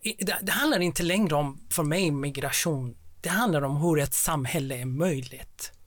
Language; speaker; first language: Swedish; non-native, fluent; Persian